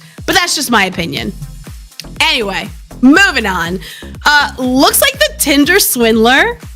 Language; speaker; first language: English; native; English